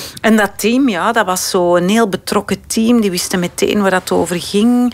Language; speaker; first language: Dutch; native; Dutch